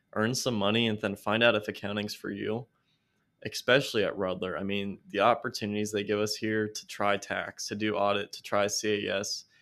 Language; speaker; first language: English; native; English